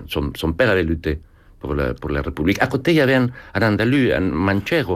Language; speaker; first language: French; non-native, fluent; Spanish